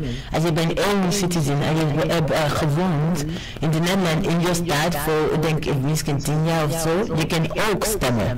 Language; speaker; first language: Dutch; non-native, learner; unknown